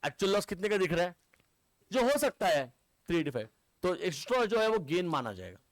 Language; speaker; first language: Hindi; non-native, local second language; Marathi